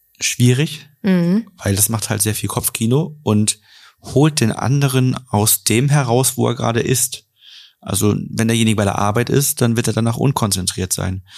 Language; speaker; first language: German; native; German